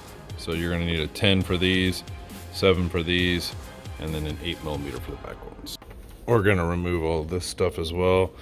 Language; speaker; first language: English; native; English